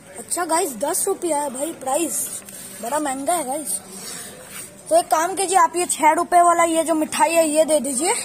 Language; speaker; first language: Hindi; non-native, local second language; Bangla